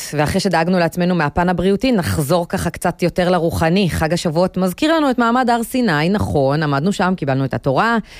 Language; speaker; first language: Hebrew; native; Hebrew